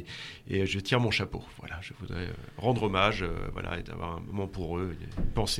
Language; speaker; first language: French; native; French